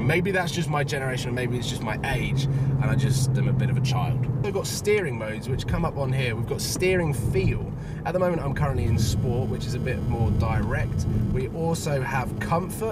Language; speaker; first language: English; native; English